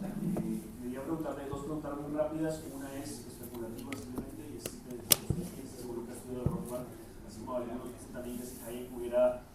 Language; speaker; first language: Spanish; native; Spanish